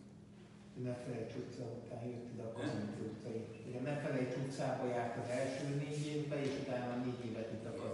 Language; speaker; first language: Hungarian; native; Hungarian